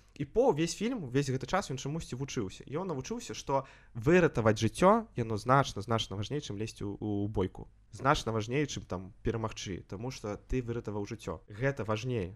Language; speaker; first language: Belarusian; non-native, local second language; Russian